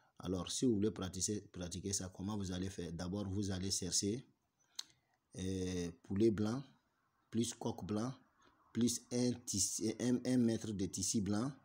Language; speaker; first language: French; non-native, local second language; Bambara